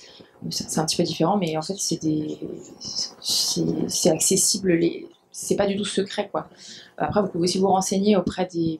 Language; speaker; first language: French; native; French